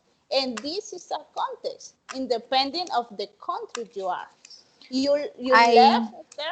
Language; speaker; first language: English; non-native, learner; Spanish